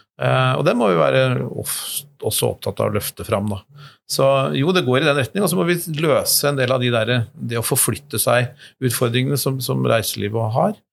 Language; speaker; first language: Norwegian; native; Norwegian